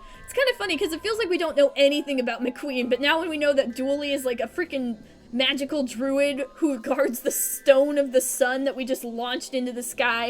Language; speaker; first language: English; native; English